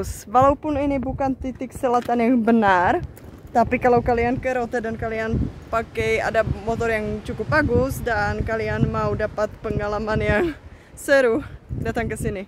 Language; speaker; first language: Indonesian; non-native, fluent; Czech